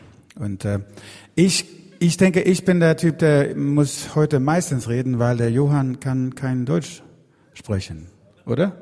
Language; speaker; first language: German; non-native, learner; Swedish